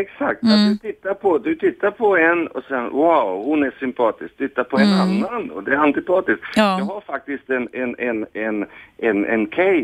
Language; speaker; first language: Swedish; non-native, fluent; Hungarian